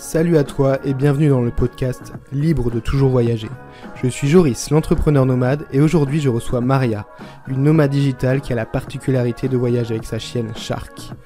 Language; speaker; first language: French; native; French